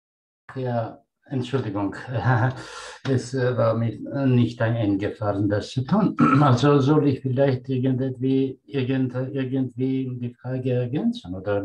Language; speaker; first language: German; non-native, fluent; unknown